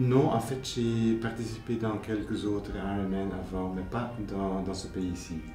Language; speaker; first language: French; non-native, fluent; Dutch